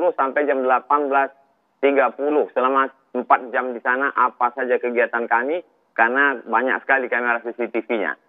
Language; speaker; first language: Indonesian; native; Indonesian